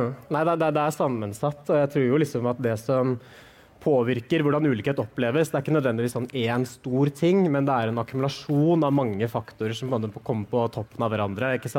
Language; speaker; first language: Norwegian; native; Norwegian